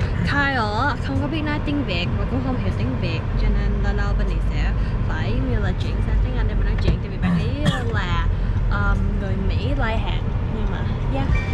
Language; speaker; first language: Vietnamese; early bilingual, heritage; Vietnamese